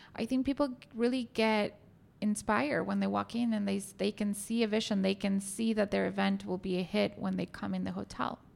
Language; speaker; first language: English; non-native, fluent; Spanish